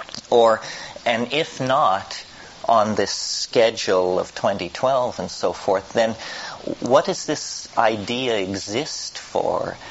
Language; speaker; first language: English; native; English